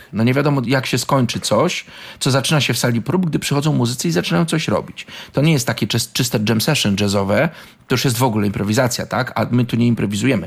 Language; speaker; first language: Polish; native; Polish